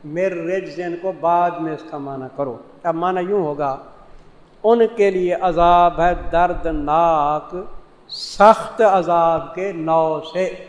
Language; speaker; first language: Urdu; non-native, local second language; Saraiki